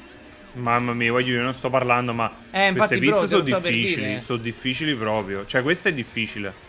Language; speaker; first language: Italian; native; Italian